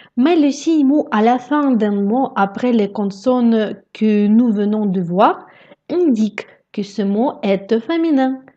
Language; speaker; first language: French; non-native, fluent; Russian